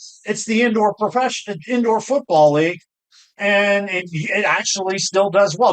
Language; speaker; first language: English; native; English